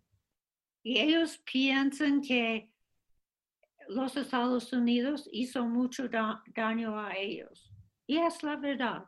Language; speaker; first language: Spanish; non-native, fluent; English